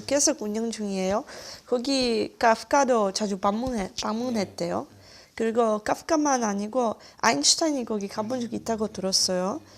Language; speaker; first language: Korean; non-native, fluent; Czech